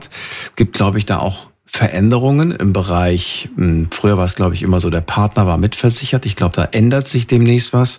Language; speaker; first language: German; native; German